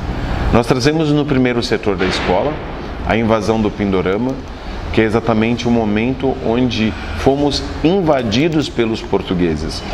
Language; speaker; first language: Portuguese; native; Portuguese